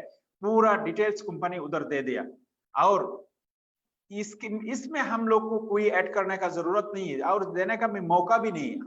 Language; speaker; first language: Hindi; non-native, fluent; Bangla